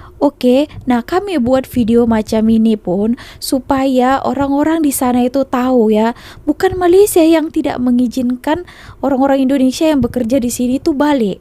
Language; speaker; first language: Indonesian; native; Indonesian